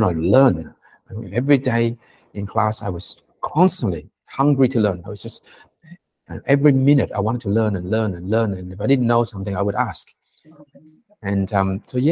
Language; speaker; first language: English; early bilingual, other home language; Vietnamese